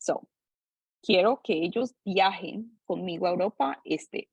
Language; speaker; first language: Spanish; non-native, fluent; English